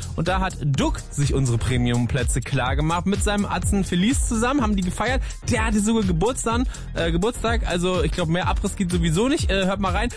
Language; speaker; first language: German; native; German